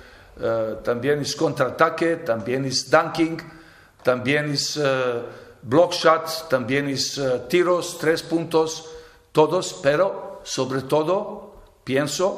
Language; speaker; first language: Spanish; non-native, fluent; Serbian